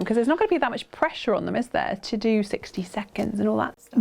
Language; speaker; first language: English; native; English